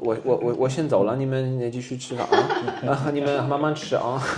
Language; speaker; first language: Chinese; non-native, fluent; Polish